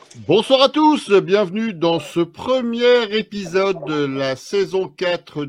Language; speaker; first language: French; native; French